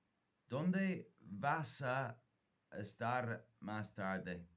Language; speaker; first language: Spanish; non-native, fluent; English